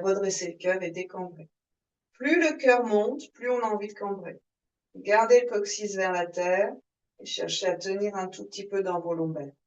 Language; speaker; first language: French; native; French